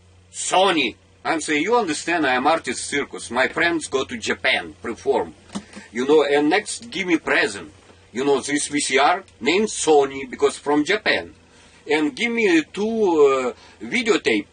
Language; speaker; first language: English; non-native, learner; Russian